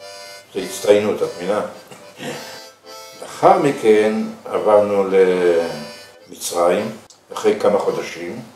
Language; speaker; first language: Hebrew; early bilingual, other home language; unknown